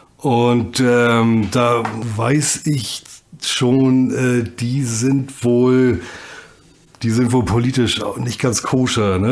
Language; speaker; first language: German; native; German